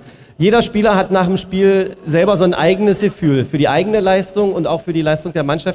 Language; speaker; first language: German; native; German